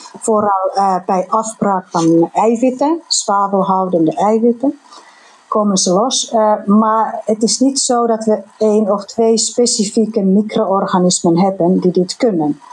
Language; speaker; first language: Dutch; non-native, fluent; Finnish